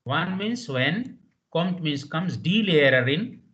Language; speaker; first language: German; non-native, fluent; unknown